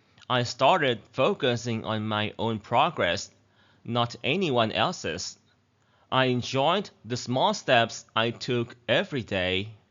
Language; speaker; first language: English; non-native, fluent; Thai